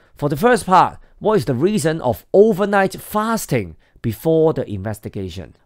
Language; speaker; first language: English; non-native, local second language; Cantonese